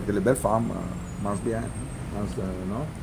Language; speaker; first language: French; non-native, learner; Italian